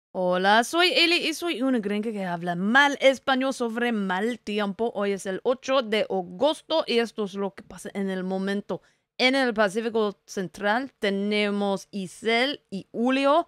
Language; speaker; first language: Spanish; non-native, learner; English